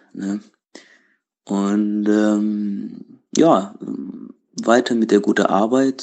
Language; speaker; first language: German; non-native, learner; Portuguese